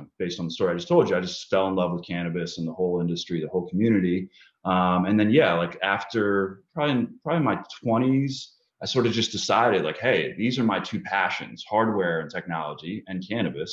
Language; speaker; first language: English; native; English